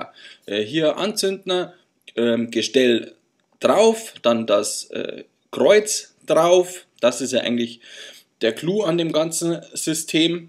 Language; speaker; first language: German; native; German